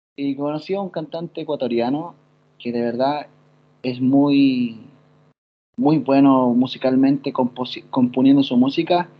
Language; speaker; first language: Spanish; native; Spanish